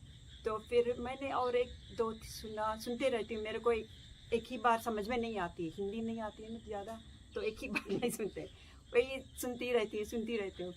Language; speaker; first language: Hindi; non-native, local second language; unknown